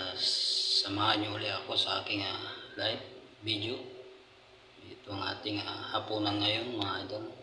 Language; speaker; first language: Filipino; non-native, local second language; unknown